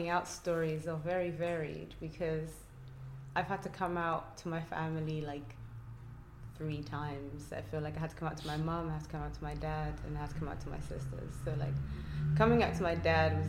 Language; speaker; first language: English; non-native, local second language; Yoruba